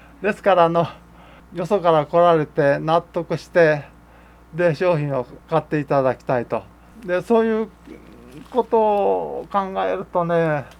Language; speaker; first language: Japanese; native; Japanese